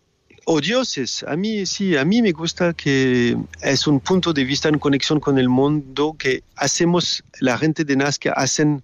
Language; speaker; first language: Spanish; non-native, learner; French